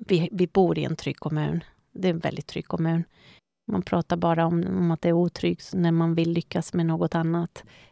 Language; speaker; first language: Swedish; non-native, fluent; Spanish